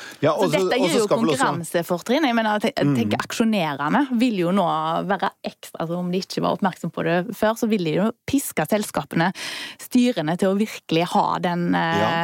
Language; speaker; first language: Norwegian; native; Norwegian